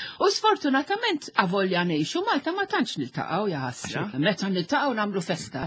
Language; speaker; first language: Maltese; non-native, local second language; English